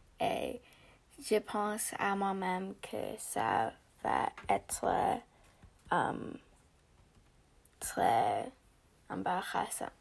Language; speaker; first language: French; non-native, learner; English